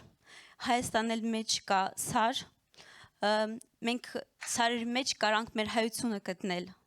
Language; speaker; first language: Armenian; early bilingual, heritage; Armenian